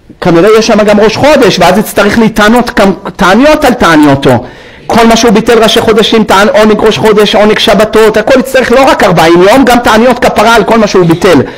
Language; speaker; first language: Hebrew; native; Hebrew